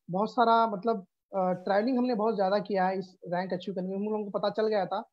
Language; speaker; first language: Hindi; non-native, local second language; Urdu